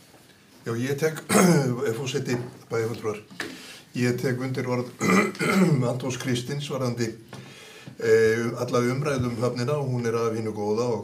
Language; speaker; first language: Icelandic; native; Icelandic